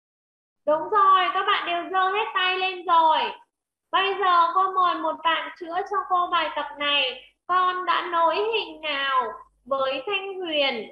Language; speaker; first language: Vietnamese; native; Vietnamese